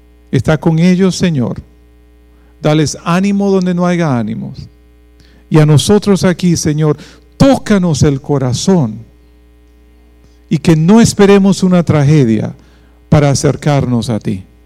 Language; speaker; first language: Spanish; native; Spanish